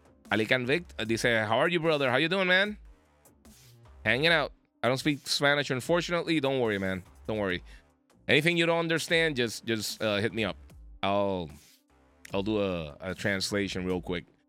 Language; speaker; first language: English; non-native, local second language; Spanish